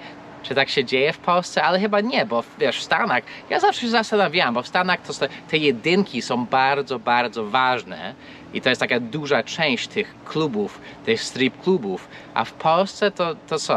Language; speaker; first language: Polish; non-native, fluent; English